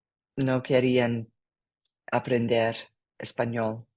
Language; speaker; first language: Spanish; non-native, learner; English